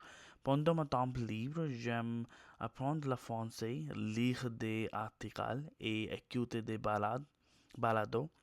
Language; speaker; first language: French; non-native, learner; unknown